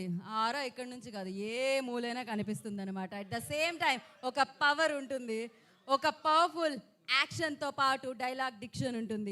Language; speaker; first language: Telugu; native; Telugu